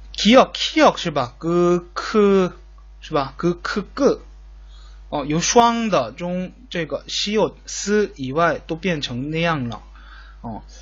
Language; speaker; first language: Chinese; non-native, fluent; Korean